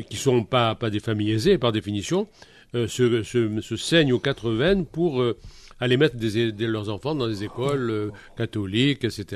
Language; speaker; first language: French; native; French